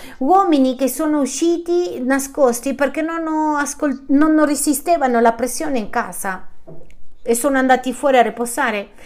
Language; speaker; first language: Italian; non-native, fluent; Spanish